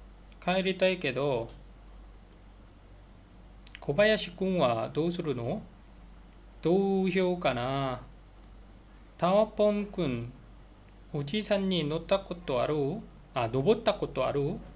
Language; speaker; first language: Japanese; non-native, learner; Korean